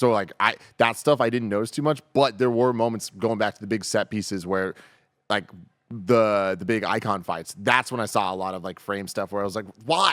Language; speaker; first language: English; native; English